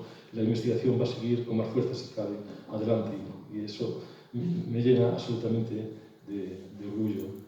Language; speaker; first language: Spanish; native; Spanish